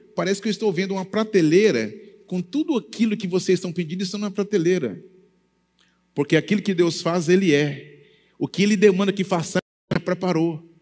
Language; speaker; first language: Portuguese; native; Portuguese